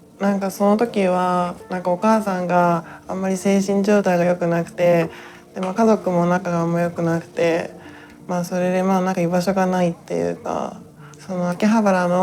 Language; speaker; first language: Japanese; native; Japanese